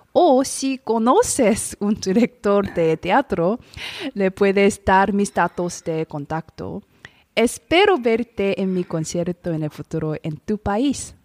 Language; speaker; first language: Spanish; non-native, learner; Korean